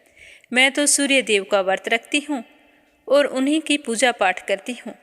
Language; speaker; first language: Hindi; native; Hindi